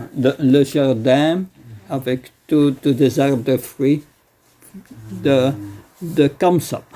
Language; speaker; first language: French; non-native, fluent; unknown